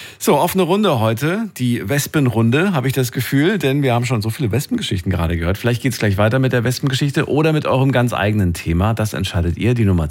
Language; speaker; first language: German; native; German